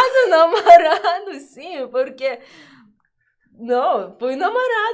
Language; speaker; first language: Portuguese; non-native, learner; Russian